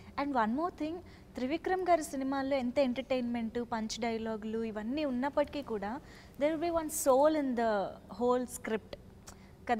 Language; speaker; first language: Telugu; native; Telugu